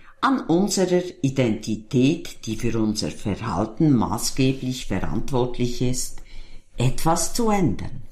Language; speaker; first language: German; native; German